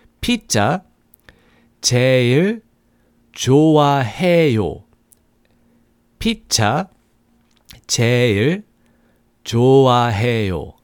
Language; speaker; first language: Korean; non-native, fluent; English